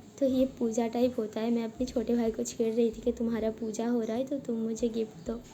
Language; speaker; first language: Hindi; non-native, local second language; Bangla